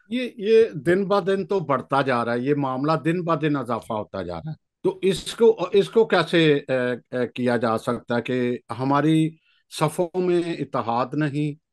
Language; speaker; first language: Urdu; non-native, local second language; Punjabi